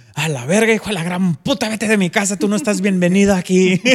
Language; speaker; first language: Spanish; early bilingual, heritage; Spanish